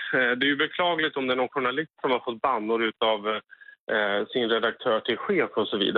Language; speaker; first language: Swedish; native; Swedish